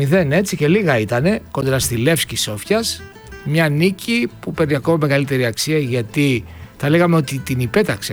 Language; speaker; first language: Greek; native; Greek